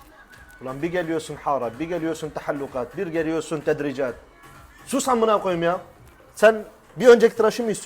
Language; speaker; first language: Turkish; native; Turkish